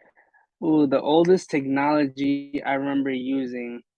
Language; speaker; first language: English; native; English